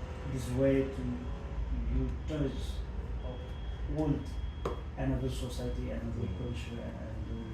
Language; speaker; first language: English; non-native, learner; Nepali